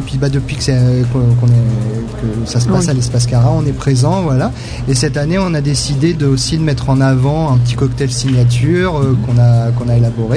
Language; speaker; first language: French; native; French